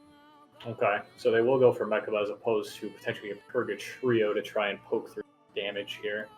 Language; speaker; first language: English; native; English